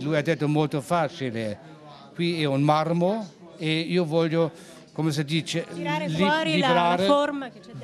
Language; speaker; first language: Italian; non-native, learner; German